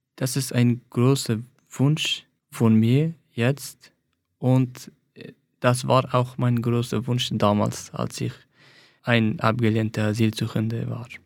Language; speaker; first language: German; non-native, fluent; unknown